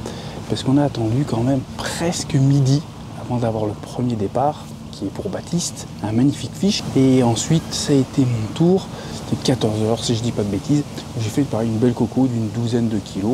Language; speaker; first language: French; native; French